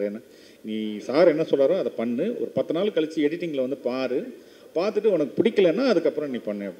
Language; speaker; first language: Tamil; native; Tamil